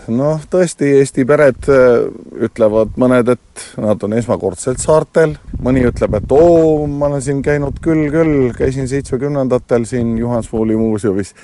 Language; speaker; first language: Estonian; native; Estonian